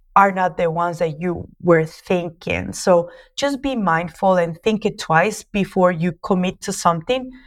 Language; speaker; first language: English; non-native, fluent; Spanish